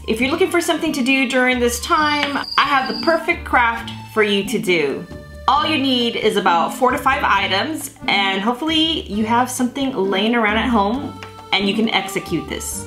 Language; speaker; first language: English; early bilingual, other home language; Spanish